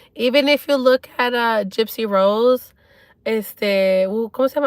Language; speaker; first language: Spanish; early bilingual, heritage; Spanish